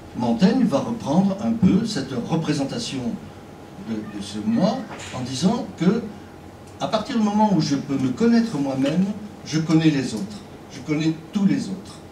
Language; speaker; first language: French; native; French